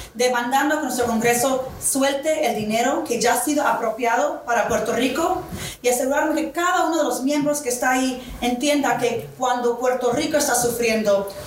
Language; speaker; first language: Spanish; early bilingual, heritage; Spanish